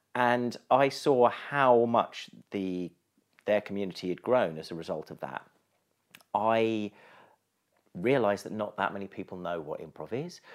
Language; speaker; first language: English; native; English